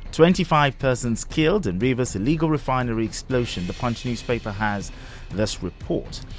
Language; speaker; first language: English; non-native, local second language; Yoruba